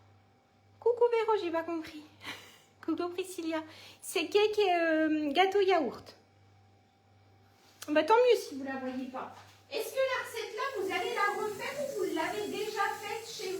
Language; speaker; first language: French; native; French